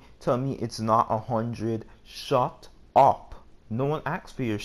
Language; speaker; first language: English; native; English